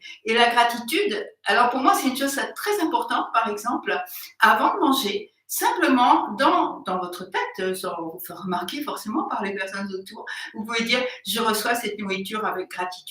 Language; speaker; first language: French; native; French